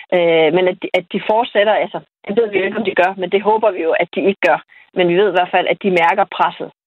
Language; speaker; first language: Danish; native; Danish